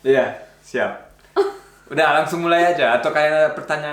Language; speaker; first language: Indonesian; early bilingual, heritage; Indonesian